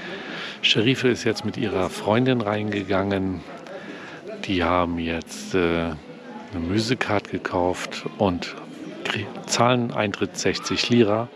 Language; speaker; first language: German; native; German